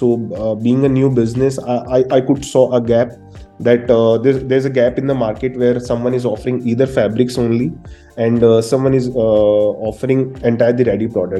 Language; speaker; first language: English; non-native, local second language; Hindi